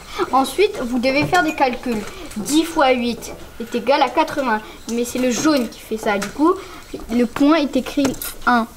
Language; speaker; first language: French; native; French